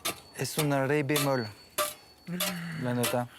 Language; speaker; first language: Spanish; non-native, learner; French